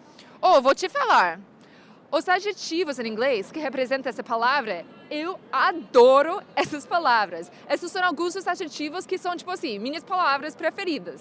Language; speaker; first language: Portuguese; non-native, fluent; English